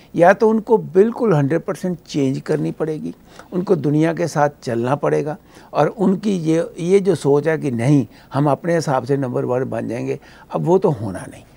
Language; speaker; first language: Hindi; native; Hindi